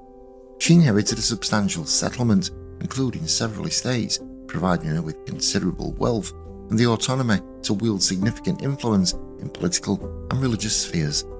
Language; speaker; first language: English; native; English